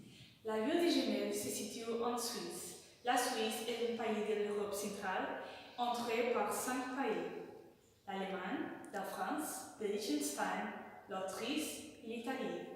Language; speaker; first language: French; non-native, learner; Portuguese